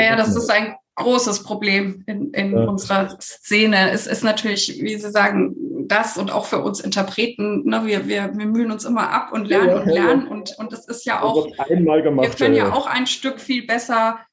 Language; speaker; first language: German; native; German